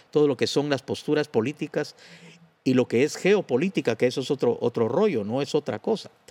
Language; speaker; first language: Spanish; native; Spanish